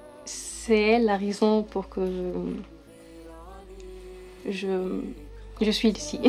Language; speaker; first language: French; non-native, fluent; Arabic